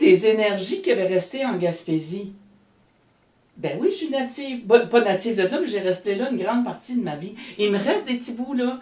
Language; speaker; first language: French; native; French